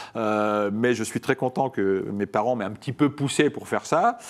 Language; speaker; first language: French; native; French